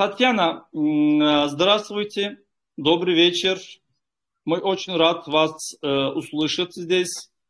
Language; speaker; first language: Russian; non-native, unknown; Turkish